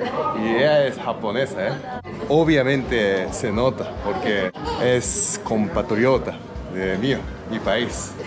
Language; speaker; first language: Spanish; non-native, learner; Japanese